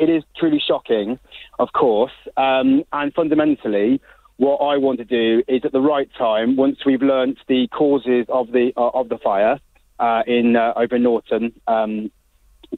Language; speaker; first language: English; native; English